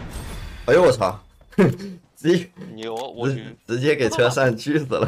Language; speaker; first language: Chinese; native; Chinese